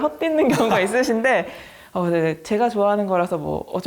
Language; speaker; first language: Korean; native; Korean